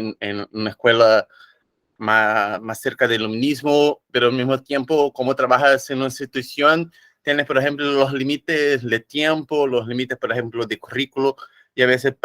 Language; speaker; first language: Spanish; non-native, fluent; Portuguese